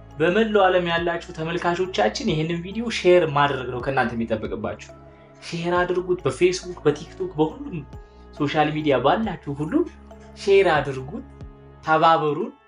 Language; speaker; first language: Amharic; native; Amharic